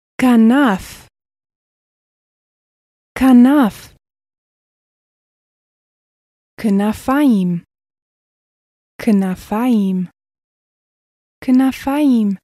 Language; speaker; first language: Hebrew; non-native, fluent; English